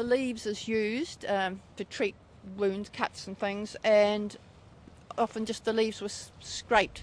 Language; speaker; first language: English; native; English